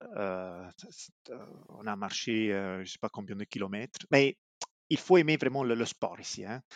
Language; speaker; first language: French; non-native, fluent; Italian